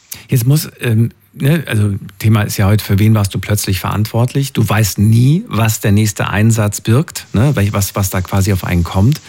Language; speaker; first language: German; native; German